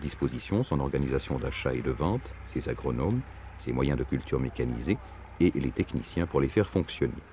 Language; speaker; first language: French; native; French